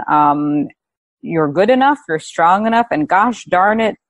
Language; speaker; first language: English; native; English